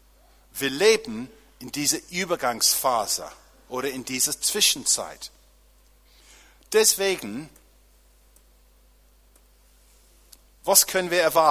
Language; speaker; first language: German; non-native, fluent; English